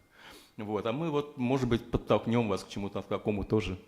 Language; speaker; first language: Russian; native; Russian